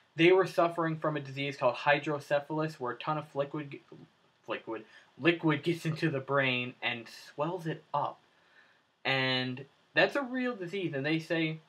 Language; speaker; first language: English; native; English